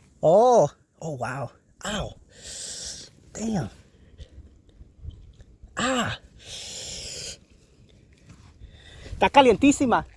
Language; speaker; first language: Spanish; non-native, learner; English